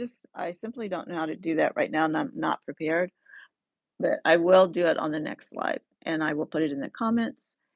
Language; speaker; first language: English; native; English